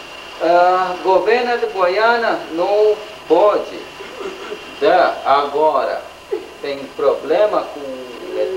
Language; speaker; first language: Portuguese; non-native, learner; English